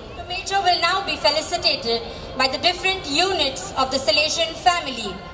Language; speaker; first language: English; non-native, local second language; Marathi